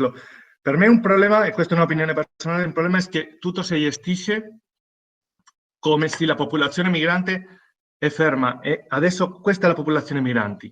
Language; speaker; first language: Italian; non-native, fluent; Spanish